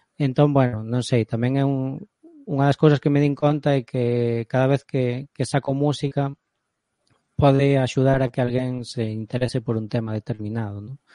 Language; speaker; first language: Galician; native; Galician